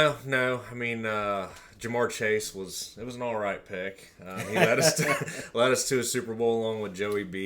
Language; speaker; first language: English; native; English